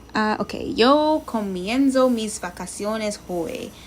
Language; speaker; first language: Spanish; non-native, learner; English